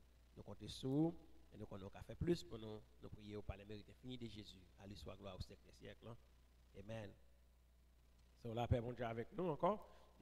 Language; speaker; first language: French; non-native, local second language; Haitian Creole